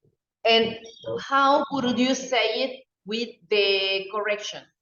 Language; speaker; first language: English; non-native, fluent; Spanish